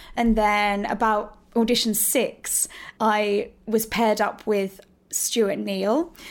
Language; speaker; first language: English; native; English